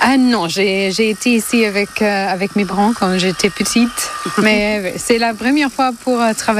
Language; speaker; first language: French; non-native, fluent; German